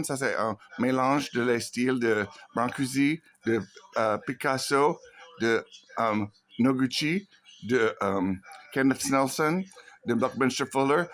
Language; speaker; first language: French; non-native, learner; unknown